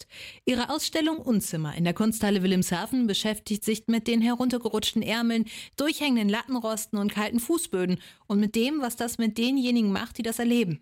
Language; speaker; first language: German; native; German